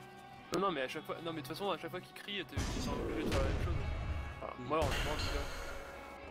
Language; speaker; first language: French; native; French